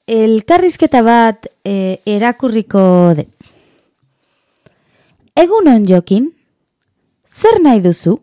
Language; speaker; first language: Basque; non-native, learner; Spanish